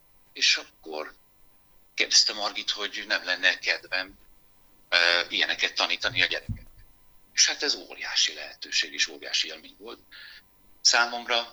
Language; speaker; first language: Hungarian; native; Hungarian